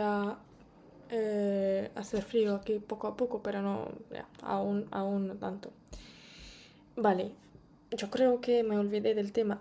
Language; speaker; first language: Spanish; non-native, fluent; Russian